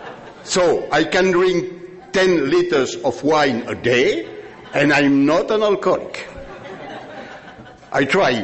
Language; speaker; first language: English; non-native, learner; French